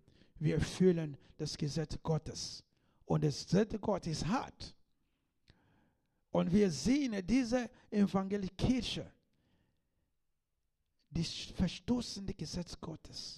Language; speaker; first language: German; non-native, learner; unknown